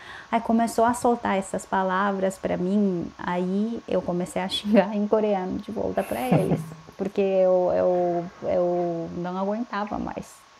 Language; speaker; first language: Portuguese; non-native, fluent; Korean